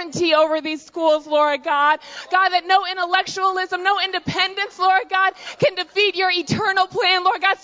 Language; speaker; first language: English; native; English